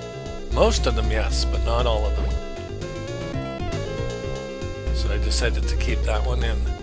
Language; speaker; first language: English; native; English